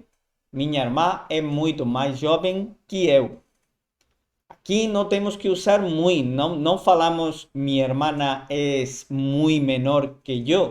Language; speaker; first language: Portuguese; non-native, fluent; Spanish